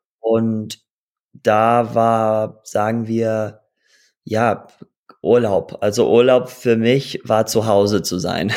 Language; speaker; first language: German; early bilingual, heritage; German